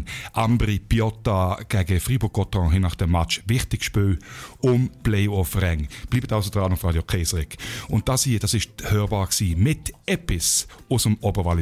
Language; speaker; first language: German; native; German